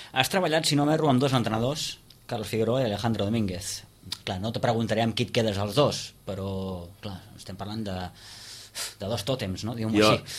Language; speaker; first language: Catalan; native; Catalan